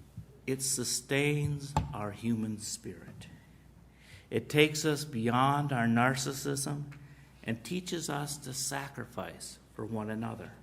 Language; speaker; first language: English; native; English